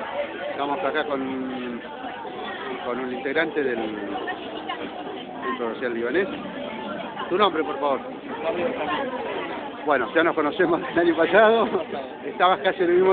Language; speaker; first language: Spanish; native; Spanish